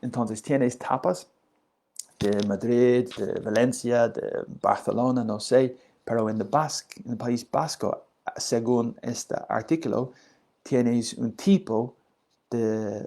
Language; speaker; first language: Spanish; non-native, learner; English